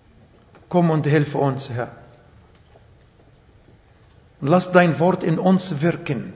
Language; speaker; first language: German; non-native, fluent; Arabic